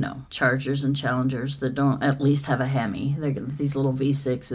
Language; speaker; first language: English; native; English